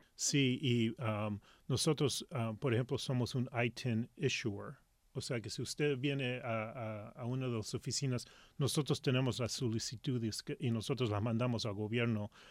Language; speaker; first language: Spanish; early bilingual, heritage; Spanish